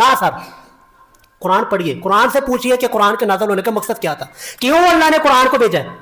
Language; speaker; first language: Urdu; non-native, local second language; Punjabi